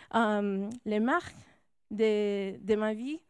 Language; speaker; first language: French; non-native, fluent; English